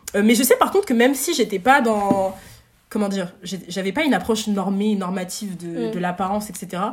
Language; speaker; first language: French; native; French